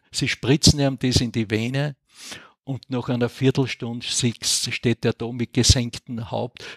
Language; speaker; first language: German; native; German